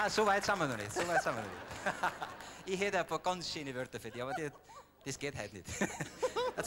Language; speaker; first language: German; native; German